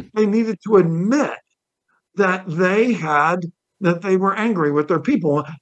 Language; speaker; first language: English; native; English